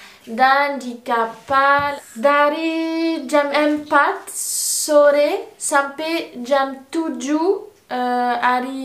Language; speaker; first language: Indonesian; non-native, learner; French